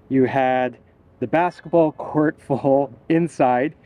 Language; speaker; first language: English; native; English